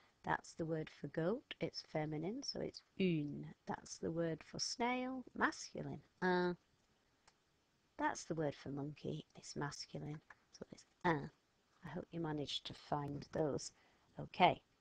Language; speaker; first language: English; native; English